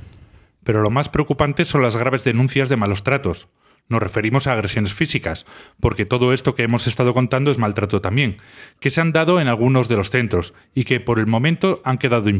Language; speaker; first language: Spanish; native; Spanish